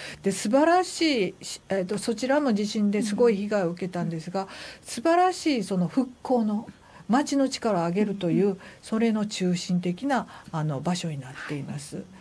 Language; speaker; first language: Japanese; native; Japanese